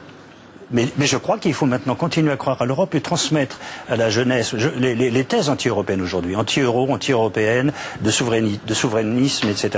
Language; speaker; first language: French; native; French